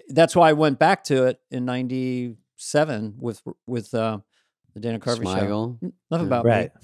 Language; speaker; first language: English; native; English